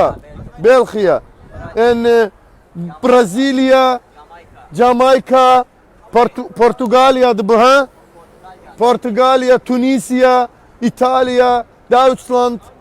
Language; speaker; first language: Dutch; non-native, learner; Azerbaijani